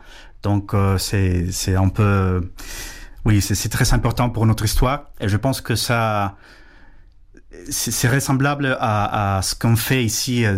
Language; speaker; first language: French; non-native, fluent; Spanish